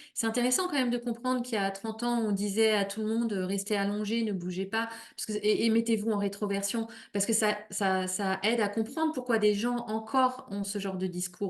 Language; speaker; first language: French; native; French